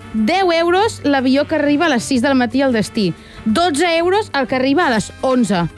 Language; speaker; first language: Catalan; native; Catalan